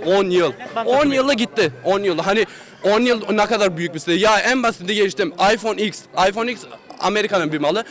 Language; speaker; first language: Turkish; native; Turkish